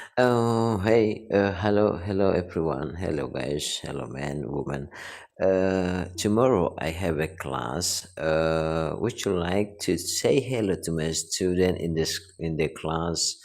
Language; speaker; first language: English; non-native, learner; Indonesian